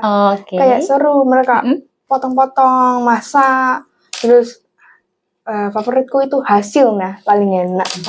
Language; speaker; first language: Indonesian; non-native, local second language; English